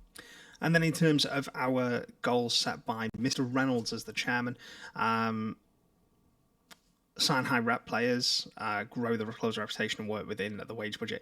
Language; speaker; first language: English; native; English